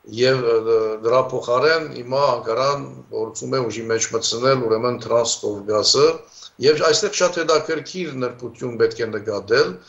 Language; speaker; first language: Armenian; early bilingual, heritage; Armenian